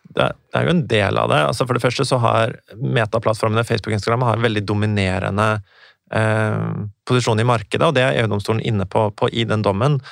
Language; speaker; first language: Norwegian; native; Norwegian